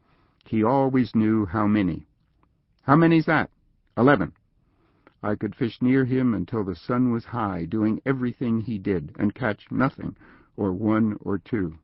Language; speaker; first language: English; native; English